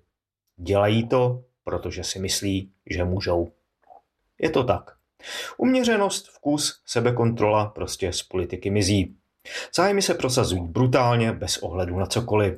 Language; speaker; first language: Czech; native; Czech